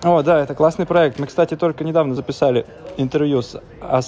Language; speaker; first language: Russian; native; Russian